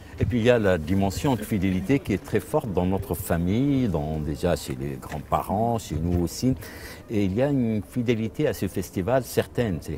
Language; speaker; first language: French; non-native, local second language; Arabic